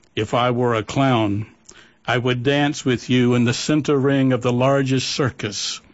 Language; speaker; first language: English; native; English